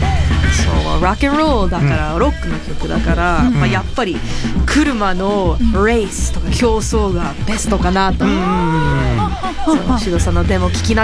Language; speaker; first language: Japanese; non-native, learner; English